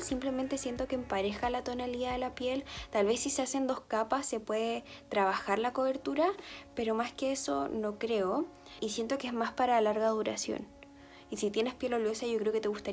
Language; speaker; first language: Spanish; native; Spanish